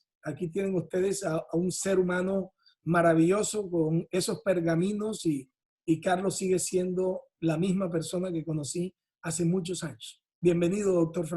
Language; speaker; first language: Spanish; native; Spanish